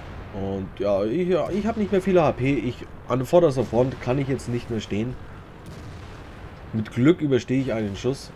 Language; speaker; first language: German; native; German